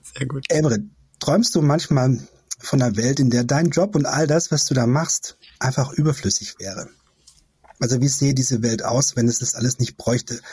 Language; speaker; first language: German; native; German